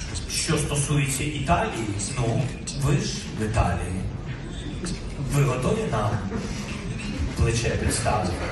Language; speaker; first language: Ukrainian; non-native, local second language; Russian